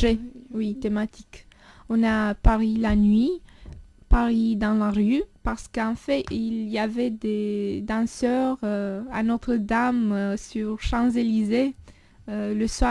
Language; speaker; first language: French; non-native, fluent; Romanian